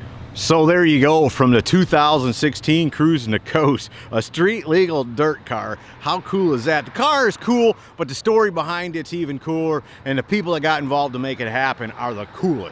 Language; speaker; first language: English; native; English